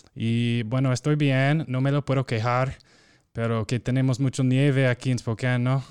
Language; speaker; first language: Spanish; non-native, fluent; English